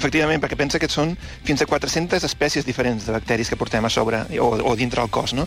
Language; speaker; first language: Catalan; native; Catalan